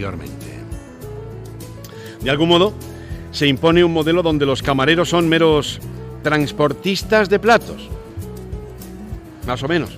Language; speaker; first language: Spanish; native; Spanish